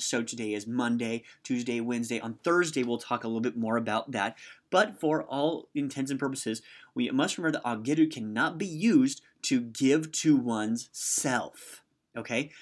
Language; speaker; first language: English; native; English